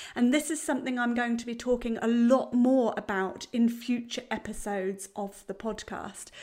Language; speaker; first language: English; native; English